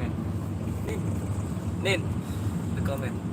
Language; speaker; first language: English; non-native, learner; Indonesian